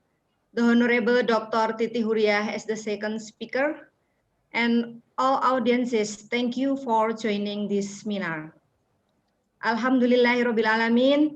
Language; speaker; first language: English; non-native, fluent; Indonesian